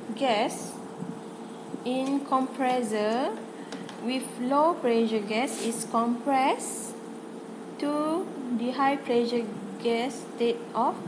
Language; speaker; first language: English; non-native, local second language; Malay